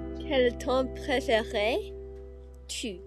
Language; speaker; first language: French; non-native, learner; English